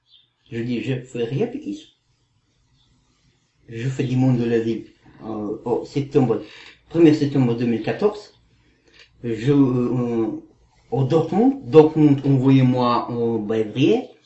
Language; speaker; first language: French; non-native, learner; Kazakh